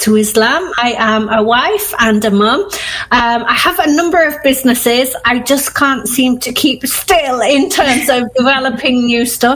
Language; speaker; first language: English; native; English